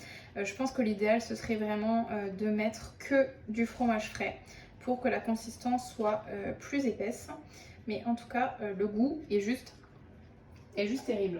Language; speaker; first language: French; native; French